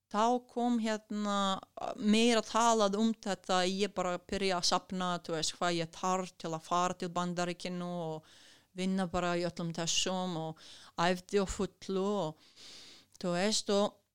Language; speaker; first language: Icelandic; non-native, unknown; Serbian